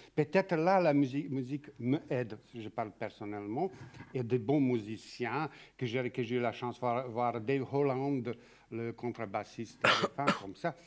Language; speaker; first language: French; non-native, fluent; Serbian